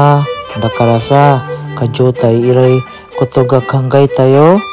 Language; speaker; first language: Japanese; non-native, learner; Filipino